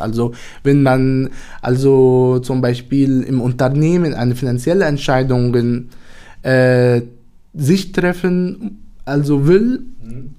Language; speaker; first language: German; non-native, fluent; Arabic